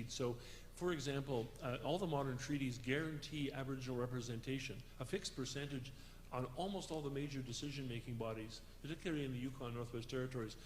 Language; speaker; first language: English; native; English